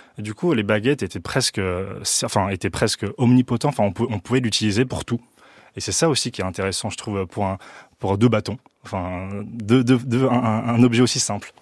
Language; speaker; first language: French; early bilingual, other home language; Chinese